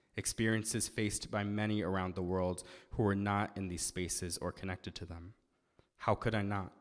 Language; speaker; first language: English; native; English